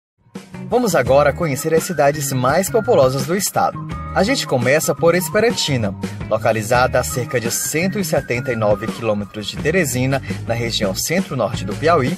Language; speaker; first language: Portuguese; native; Portuguese